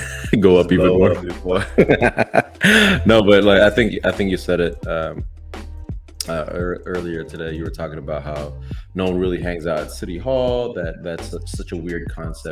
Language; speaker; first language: English; native; English